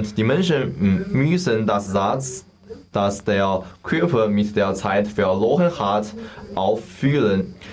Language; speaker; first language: German; non-native, learner; Chinese